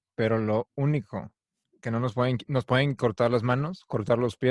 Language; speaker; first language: Spanish; native; Spanish